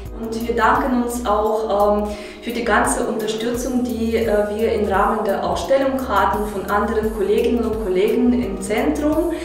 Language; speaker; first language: German; non-native, fluent; Russian